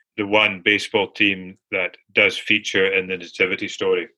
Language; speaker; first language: English; native; English